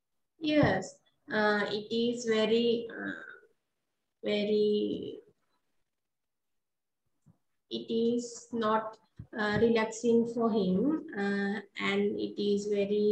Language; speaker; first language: English; non-native, learner; Sinhala